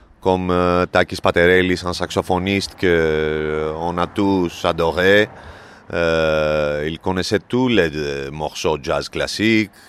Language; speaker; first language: French; non-native, learner; Greek